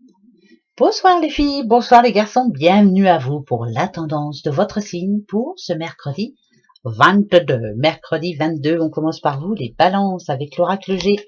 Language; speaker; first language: French; native; French